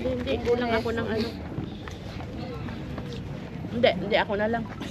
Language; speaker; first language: Filipino; native; Filipino